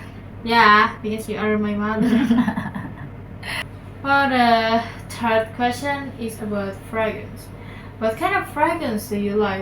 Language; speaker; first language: English; non-native, learner; Indonesian